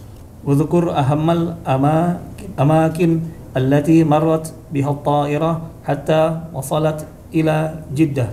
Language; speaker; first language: Arabic; non-native, learner; Indonesian